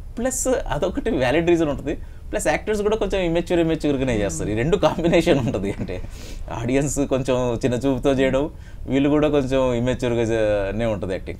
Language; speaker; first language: Telugu; native; Telugu